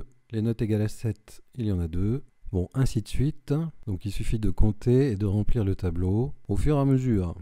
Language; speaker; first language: French; native; French